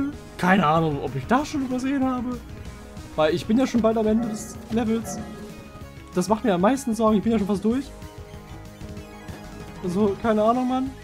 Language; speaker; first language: German; native; German